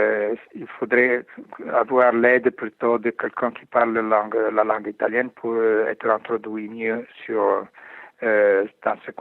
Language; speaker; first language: French; non-native, fluent; Italian